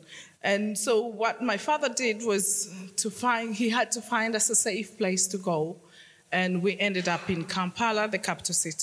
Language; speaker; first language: English; non-native, local second language; Acoli